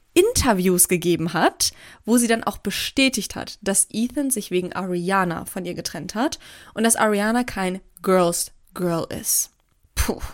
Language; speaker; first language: German; early bilingual, other home language; Turkish